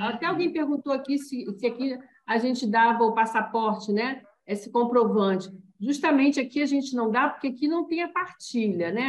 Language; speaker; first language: Portuguese; native; Portuguese